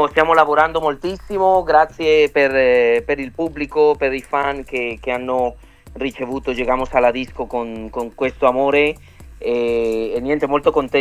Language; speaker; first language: Italian; early bilingual, other home language; Spanish